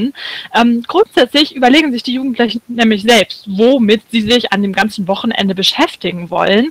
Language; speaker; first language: German; native; German